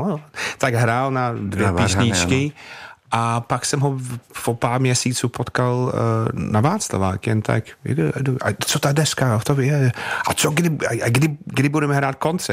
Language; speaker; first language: Czech; non-native, fluent; English